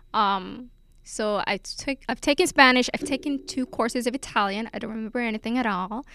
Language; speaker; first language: English; non-native, fluent; Finnish